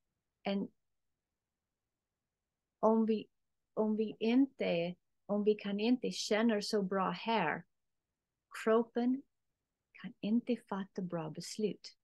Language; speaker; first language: Swedish; non-native, learner; English